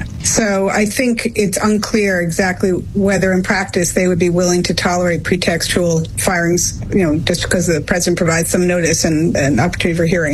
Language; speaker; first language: English; native; English